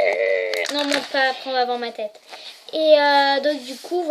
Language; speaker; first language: French; native; French